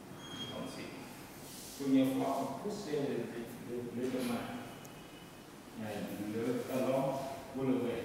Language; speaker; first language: French; non-native, learner; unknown